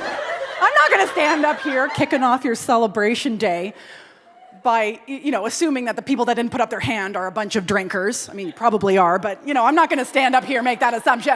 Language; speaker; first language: English; native; English